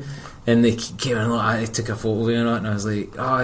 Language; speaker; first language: English; native; English